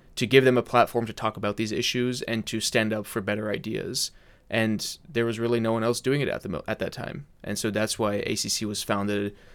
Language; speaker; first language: English; early bilingual, heritage; English